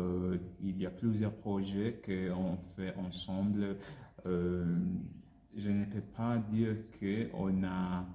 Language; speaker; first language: French; non-native, learner; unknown